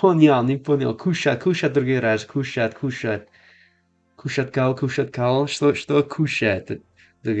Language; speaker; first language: Russian; non-native, learner; English